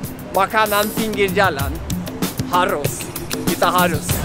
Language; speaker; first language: Indonesian; non-native, fluent; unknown